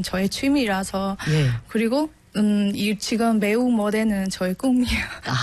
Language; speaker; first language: Korean; non-native, learner; Thai